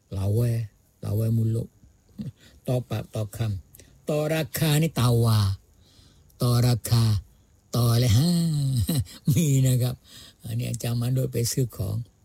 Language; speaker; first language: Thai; non-native, local second language; Pattani Malay